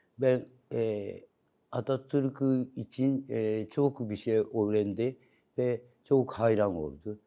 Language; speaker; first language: Turkish; non-native, learner; Japanese